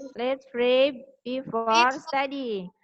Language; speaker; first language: English; non-native, learner; Indonesian